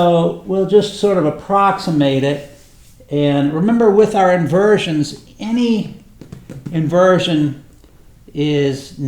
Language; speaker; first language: English; native; English